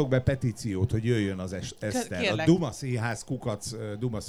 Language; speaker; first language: Hungarian; native; Hungarian